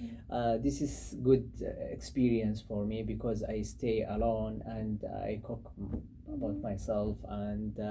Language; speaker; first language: English; non-native, learner; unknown